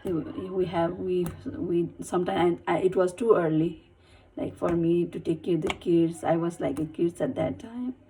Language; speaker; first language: English; non-native, learner; Nepali